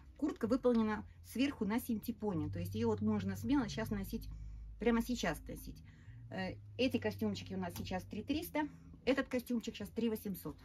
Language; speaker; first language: Russian; native; Russian